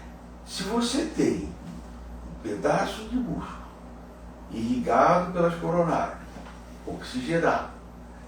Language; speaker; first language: Portuguese; native; Portuguese